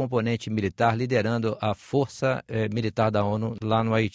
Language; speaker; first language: Portuguese; native; Portuguese